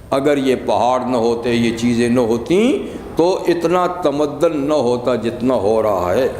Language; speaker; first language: Urdu; native; Urdu